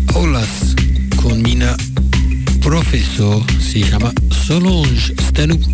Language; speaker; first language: Portuguese; non-native, learner; English